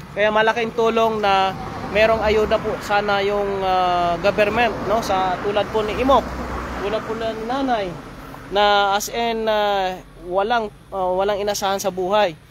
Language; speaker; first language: Filipino; non-native, local second language; Cebuano